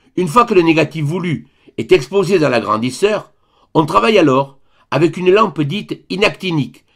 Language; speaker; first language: French; native; French